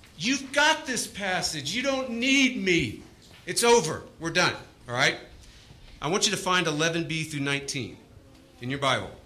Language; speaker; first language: English; native; English